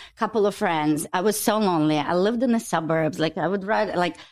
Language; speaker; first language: English; non-native, fluent; Ukrainian